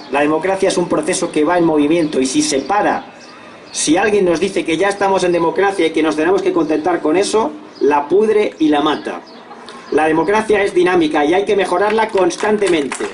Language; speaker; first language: Spanish; non-native, local second language; Catalan